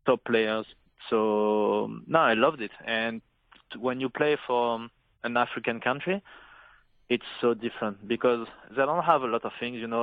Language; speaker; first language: English; non-native, fluent; French